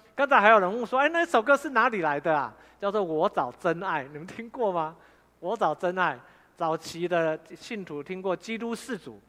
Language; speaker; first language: Chinese; native; Chinese